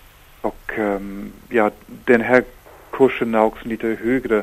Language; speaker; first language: Swedish; non-native, fluent; German